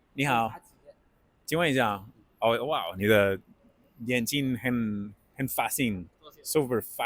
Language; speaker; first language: Chinese; non-native, learner; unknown